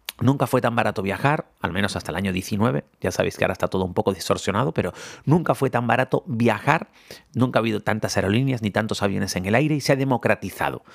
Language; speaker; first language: Spanish; native; Spanish